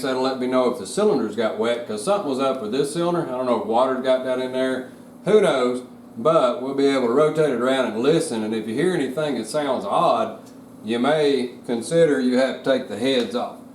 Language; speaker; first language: English; native; English